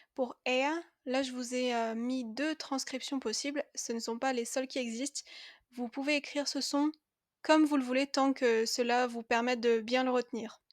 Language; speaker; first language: French; native; French